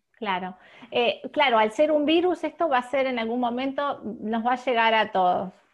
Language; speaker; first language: Spanish; native; Spanish